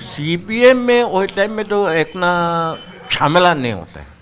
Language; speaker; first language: Hindi; non-native, local second language; Chinese